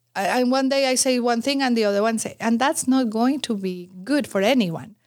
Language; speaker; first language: English; non-native, fluent; Spanish